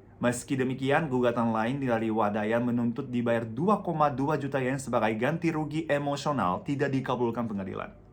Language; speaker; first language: Indonesian; non-native, fluent; Japanese